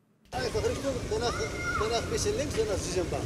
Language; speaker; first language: German; non-native, learner; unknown